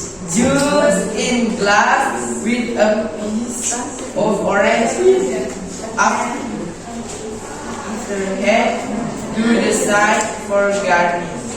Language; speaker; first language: English; non-native, learner; Indonesian